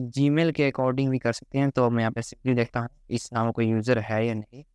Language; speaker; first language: Hindi; native; Hindi